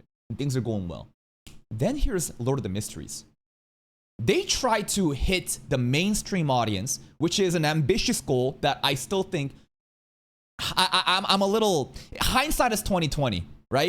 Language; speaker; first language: English; native; English